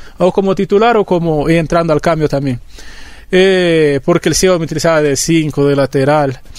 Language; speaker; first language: Spanish; native; Spanish